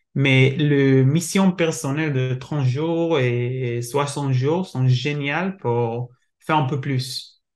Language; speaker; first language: French; non-native, learner; Hebrew